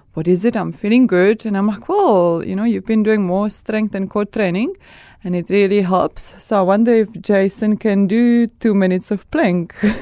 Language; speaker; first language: English; non-native, fluent; Czech